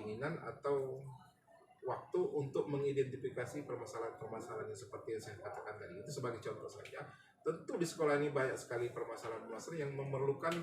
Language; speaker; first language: Indonesian; native; Indonesian